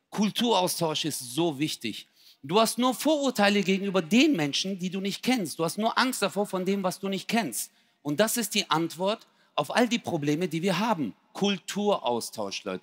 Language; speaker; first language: German; early bilingual, other home language; Turkish